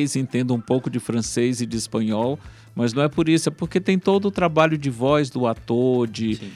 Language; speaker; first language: Portuguese; native; Portuguese